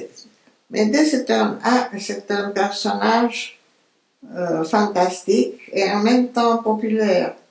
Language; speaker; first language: French; non-native, fluent; Romanian